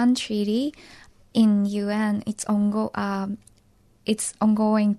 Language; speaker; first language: English; non-native, fluent; Japanese